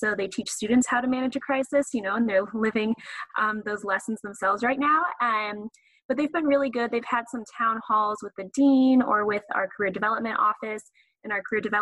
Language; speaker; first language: English; native; English